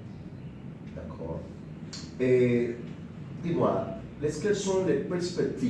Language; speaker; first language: French; non-native, learner; Spanish